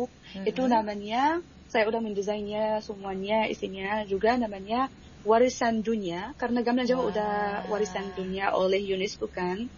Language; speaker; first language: Indonesian; non-native, fluent; Arabic